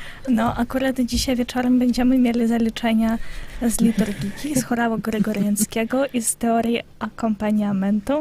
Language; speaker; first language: Polish; non-native, fluent; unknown